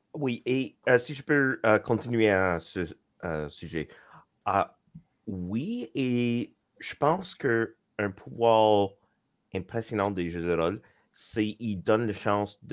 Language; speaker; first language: French; non-native, local second language; English